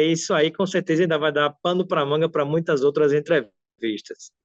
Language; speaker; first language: Portuguese; native; Portuguese